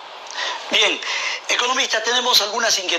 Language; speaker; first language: Spanish; native; Spanish